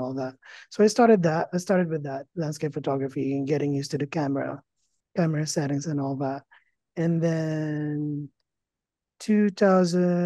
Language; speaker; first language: English; non-native, local second language; Filipino